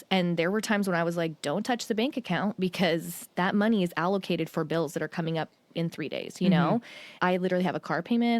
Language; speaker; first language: English; native; English